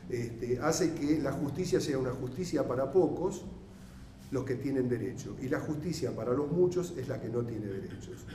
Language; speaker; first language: Spanish; native; Spanish